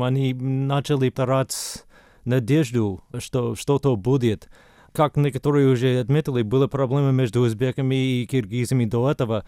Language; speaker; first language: Russian; non-native, fluent; English